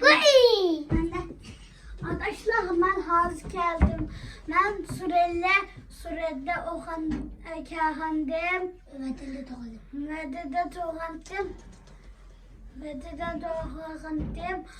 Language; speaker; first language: Turkish; early bilingual, other home language; Uyghur